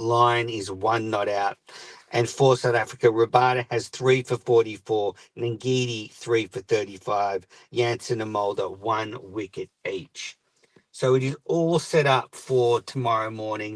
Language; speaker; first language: English; native; English